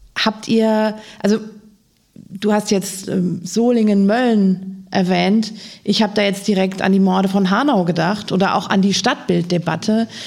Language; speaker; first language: German; native; German